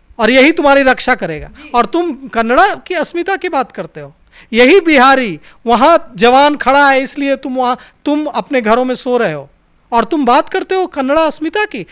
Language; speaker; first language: Hindi; native; Hindi